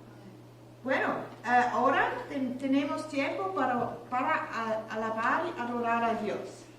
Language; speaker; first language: Spanish; non-native, learner; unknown